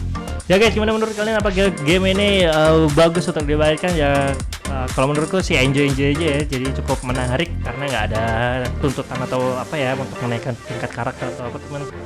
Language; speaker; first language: Indonesian; native; Indonesian